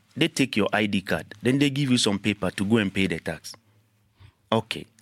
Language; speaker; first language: English; non-native, learner; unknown